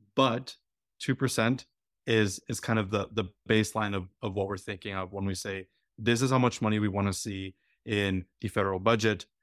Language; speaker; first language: English; native; English